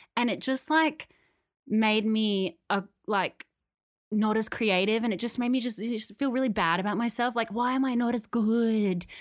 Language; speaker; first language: English; native; English